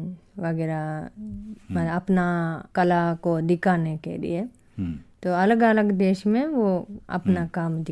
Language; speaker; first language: Hindi; non-native, fluent; Japanese